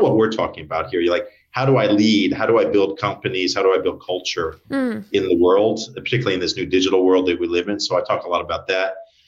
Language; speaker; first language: English; native; English